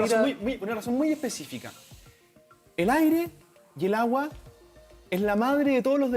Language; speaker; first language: Spanish; native; Spanish